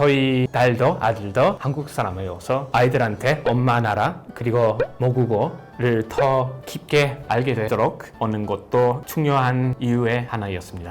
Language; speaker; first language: Korean; non-native, fluent; English